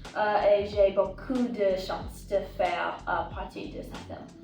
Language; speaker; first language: French; non-native, learner; English